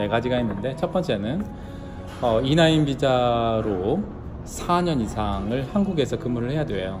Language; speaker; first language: Korean; native; Korean